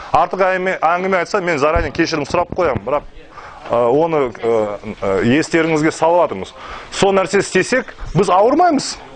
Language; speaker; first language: Kazakh; non-native, local second language; Russian